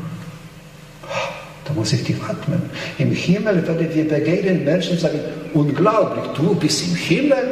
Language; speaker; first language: German; non-native, fluent; Polish